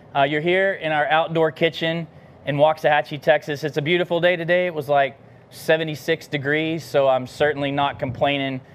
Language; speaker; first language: English; native; English